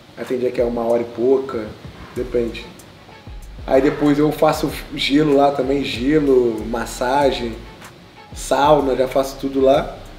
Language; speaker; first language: Portuguese; native; Portuguese